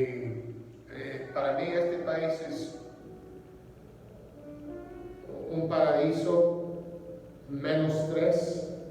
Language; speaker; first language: Spanish; non-native, learner; English